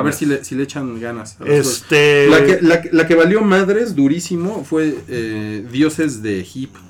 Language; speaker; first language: Spanish; native; Spanish